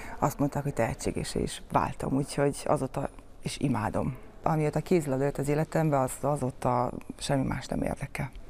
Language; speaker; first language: Hungarian; non-native, fluent; Serbian